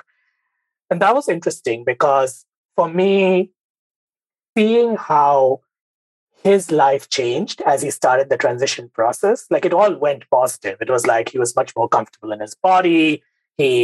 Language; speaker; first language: English; non-native, local second language; Bangla